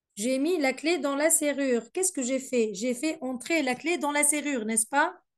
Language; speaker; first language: French; non-native, fluent; Arabic